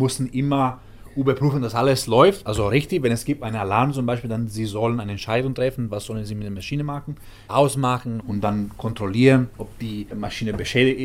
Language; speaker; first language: German; non-native, fluent; Italian